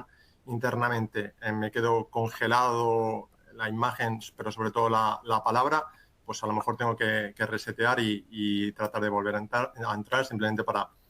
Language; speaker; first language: Spanish; native; Spanish